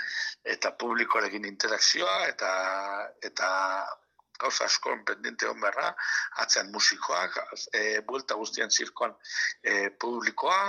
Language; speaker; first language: Basque; native; Basque